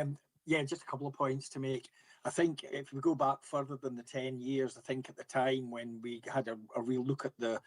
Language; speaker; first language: English; native; English